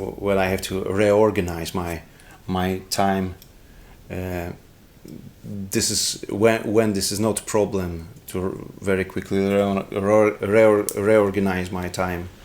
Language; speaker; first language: English; non-native, learner; Polish